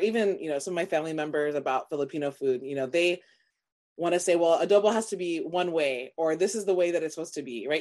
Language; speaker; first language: English; native; English